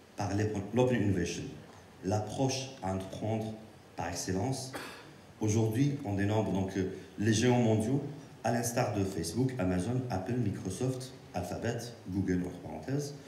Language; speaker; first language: French; non-native, local second language; Arabic